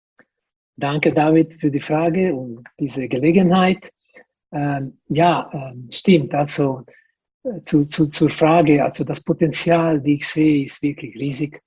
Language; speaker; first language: German; non-native, local second language; Italian